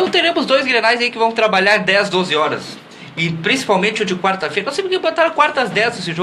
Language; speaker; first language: Portuguese; native; Portuguese